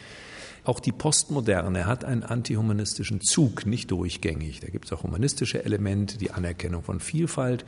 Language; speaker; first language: German; native; German